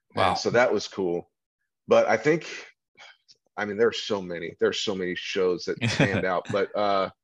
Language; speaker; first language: English; native; English